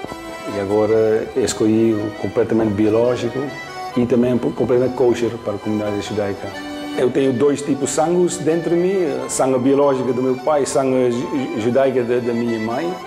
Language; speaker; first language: Portuguese; non-native, learner; Dutch